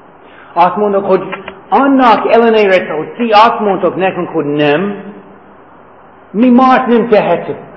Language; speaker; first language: Hungarian; non-native, fluent; English